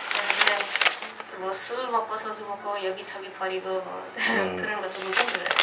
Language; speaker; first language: Korean; non-native, learner; Nepali